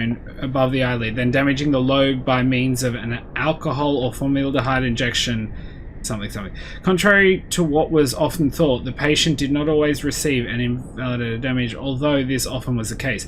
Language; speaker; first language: English; native; English